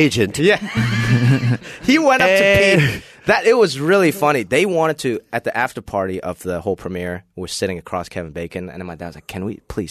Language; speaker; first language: English; early bilingual, other home language; Cantonese